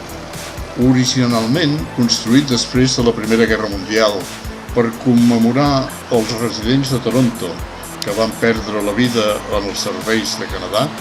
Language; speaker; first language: Catalan; native; Catalan